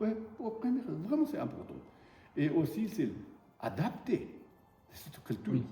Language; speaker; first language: French; non-native, learner; Tibetan